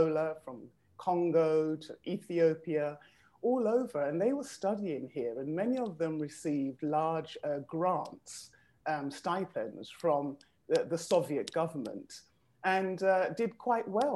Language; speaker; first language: English; native; English